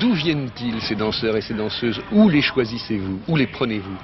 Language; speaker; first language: French; native; French